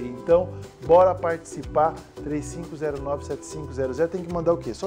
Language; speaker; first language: Portuguese; native; Portuguese